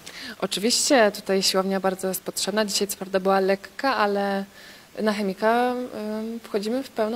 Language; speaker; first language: Polish; native; Polish